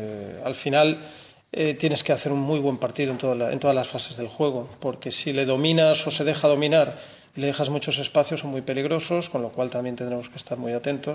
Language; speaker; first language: Spanish; native; Spanish